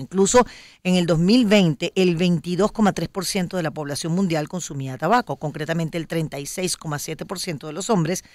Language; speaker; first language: Spanish; native; Spanish